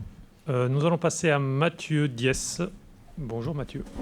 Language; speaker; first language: French; native; French